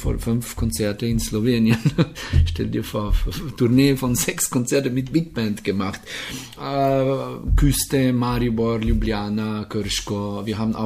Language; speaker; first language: German; non-native, fluent; Slovenian